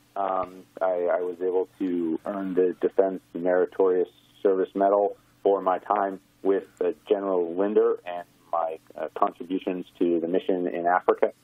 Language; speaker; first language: English; native; English